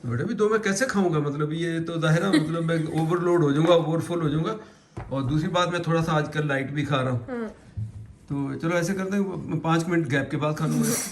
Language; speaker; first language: Urdu; non-native, local second language; Punjabi